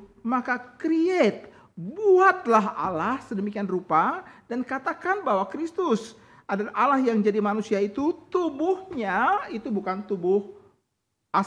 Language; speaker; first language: Indonesian; native; Indonesian